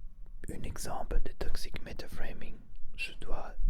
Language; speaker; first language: French; non-native, learner; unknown